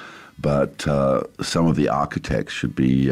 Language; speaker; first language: English; native; English